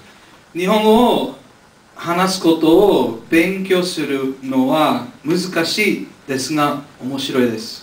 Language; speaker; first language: Japanese; non-native, learner; English